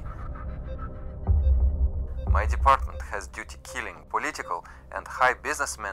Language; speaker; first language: English; non-native, fluent; Russian